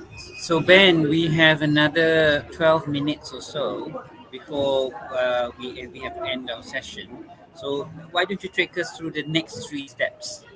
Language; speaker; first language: English; non-native, local second language; Malay